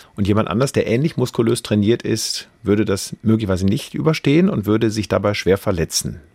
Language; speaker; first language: German; native; German